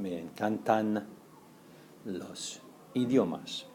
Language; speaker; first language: Spanish; non-native, fluent; English